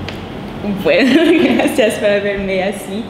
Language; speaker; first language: Spanish; non-native, local second language; Kinyarwanda